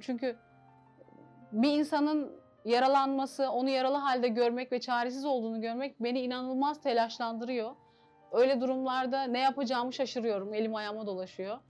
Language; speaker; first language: Turkish; native; Turkish